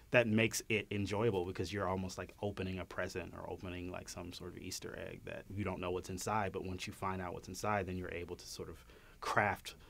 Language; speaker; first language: English; native; English